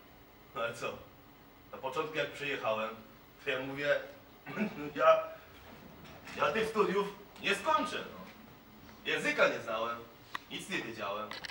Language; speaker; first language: Polish; non-native, fluent; Kurdish